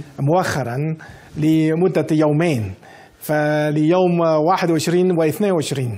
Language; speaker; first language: Arabic; non-native, fluent; Chinese